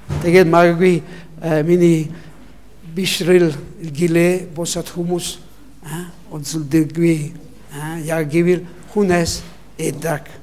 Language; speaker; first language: Mongolian; non-native, learner; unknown